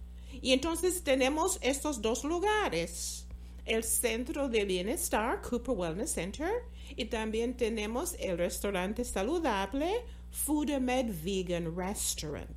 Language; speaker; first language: Spanish; non-native, fluent; English